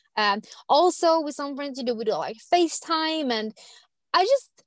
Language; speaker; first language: English; non-native, fluent; Swedish